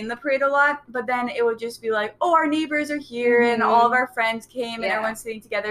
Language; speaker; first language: English; native; English